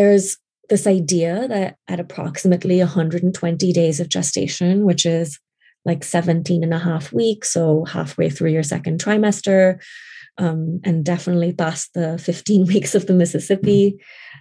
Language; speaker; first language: English; non-native, local second language; Urdu